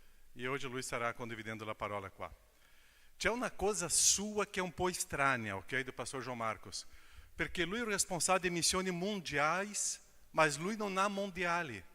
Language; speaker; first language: Italian; non-native, fluent; Portuguese